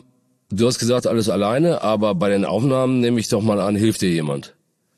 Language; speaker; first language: German; native; German